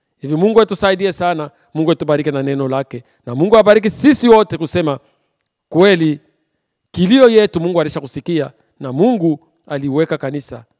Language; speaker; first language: Swahili; native; Swahili